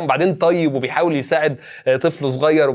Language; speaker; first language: Arabic; native; Arabic